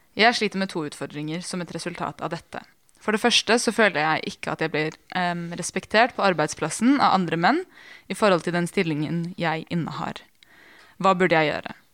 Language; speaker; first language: Norwegian; early bilingual, other home language; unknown